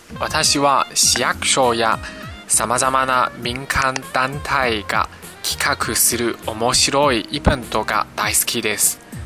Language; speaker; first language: Japanese; non-native, fluent; Chinese